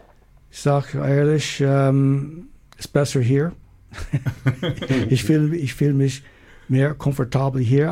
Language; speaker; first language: German; non-native, learner; English